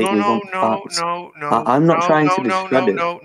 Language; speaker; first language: English; native; English